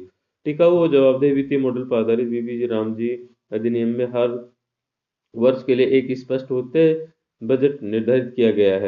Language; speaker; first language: Hindi; native; Hindi